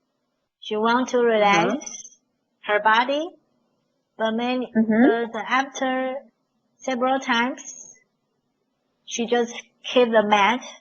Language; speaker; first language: English; non-native, learner; Chinese